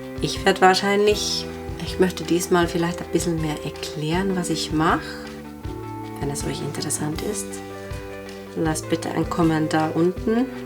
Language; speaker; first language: German; non-native, fluent; Finnish